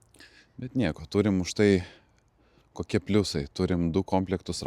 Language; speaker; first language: Lithuanian; native; Lithuanian